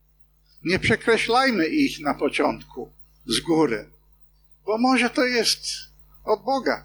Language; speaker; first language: Polish; non-native, fluent; English